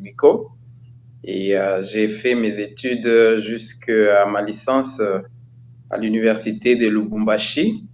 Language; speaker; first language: French; non-native, local second language; Kinyarwanda